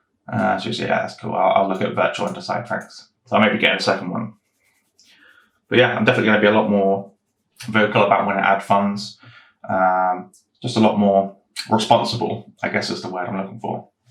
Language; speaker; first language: English; native; English